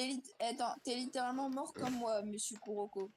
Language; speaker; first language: French; native; French